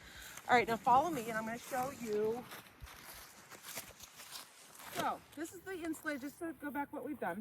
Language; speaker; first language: English; native; English